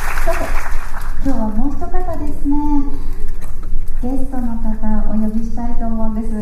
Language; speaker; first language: Japanese; native; Japanese